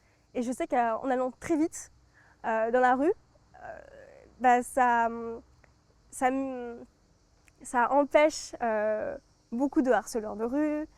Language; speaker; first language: French; native; French